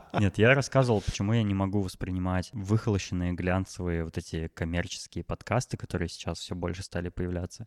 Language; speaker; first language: Russian; native; Russian